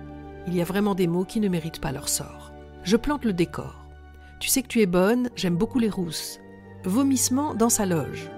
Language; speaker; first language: French; native; French